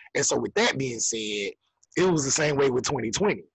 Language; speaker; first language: English; native; English